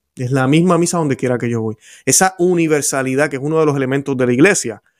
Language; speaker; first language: Spanish; native; Spanish